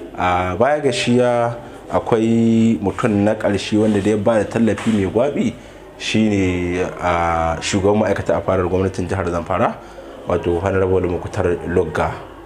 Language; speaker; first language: Hausa; native; Hausa